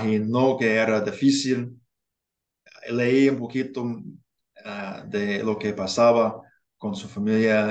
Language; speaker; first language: Spanish; non-native, learner; English